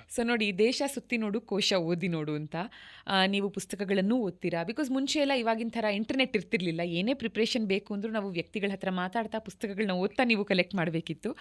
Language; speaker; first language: Kannada; native; Kannada